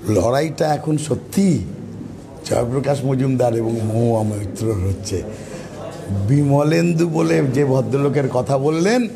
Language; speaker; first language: Bangla; native; Bangla